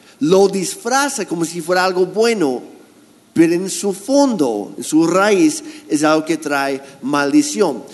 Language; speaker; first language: Spanish; non-native, fluent; English